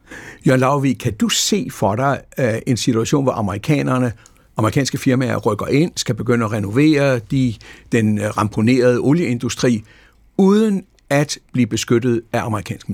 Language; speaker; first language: Danish; native; Danish